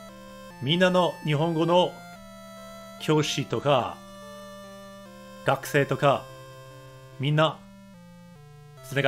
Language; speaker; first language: Japanese; non-native, learner; English